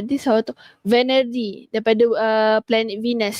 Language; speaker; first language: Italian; non-native, fluent; Malay